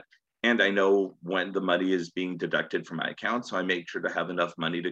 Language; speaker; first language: English; native; English